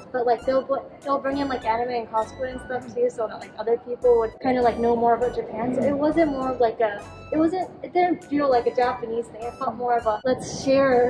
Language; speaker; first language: English; native; English